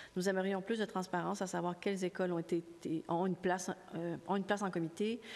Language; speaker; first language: French; native; French